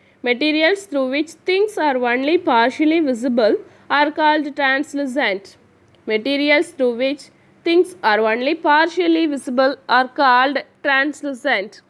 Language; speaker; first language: English; non-native, local second language; Tamil